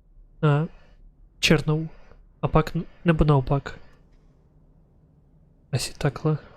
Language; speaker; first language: Czech; non-native, learner; Ukrainian